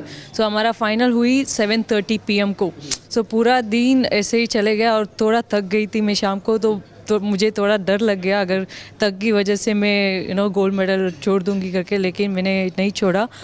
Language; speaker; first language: Hindi; non-native, local second language; Tamil